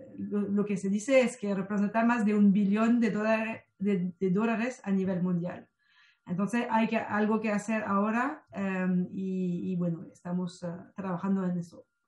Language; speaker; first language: Spanish; non-native, fluent; French